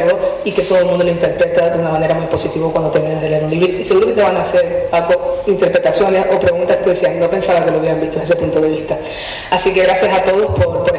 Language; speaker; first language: Spanish; native; Spanish